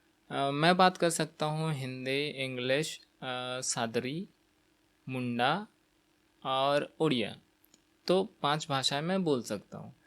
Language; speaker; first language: Hindi; non-native, local second language; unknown